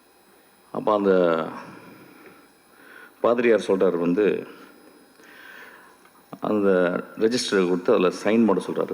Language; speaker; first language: Tamil; native; Tamil